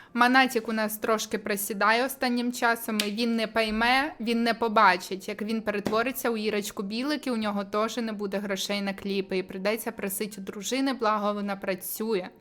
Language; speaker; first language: Ukrainian; native; Ukrainian